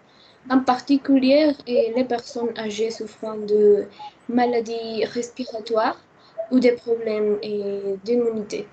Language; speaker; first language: French; non-native, learner; Spanish